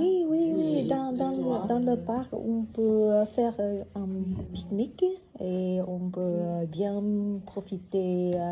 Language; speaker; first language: French; non-native, learner; Vietnamese